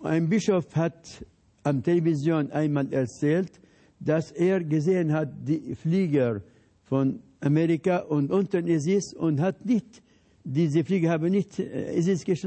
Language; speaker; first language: German; non-native, fluent; Arabic